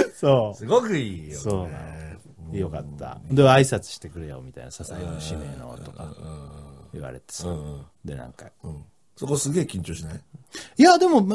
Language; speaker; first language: Japanese; native; Japanese